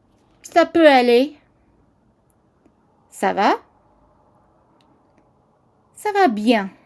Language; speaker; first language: French; non-native, fluent; English